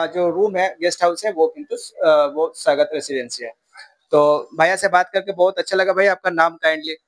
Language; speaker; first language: Hindi; non-native, local second language; Bangla